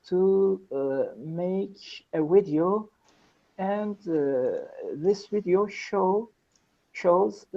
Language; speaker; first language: English; non-native, learner; Persian